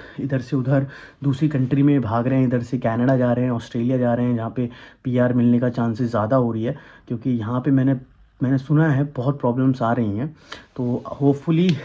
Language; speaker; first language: Hindi; native; Hindi